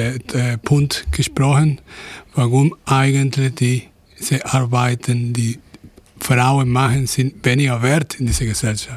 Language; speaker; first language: German; non-native, fluent; Spanish